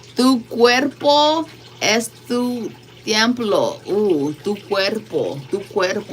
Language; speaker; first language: Spanish; non-native, learner; English